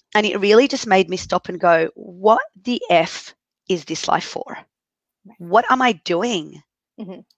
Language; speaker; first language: English; early bilingual, other home language; Arabic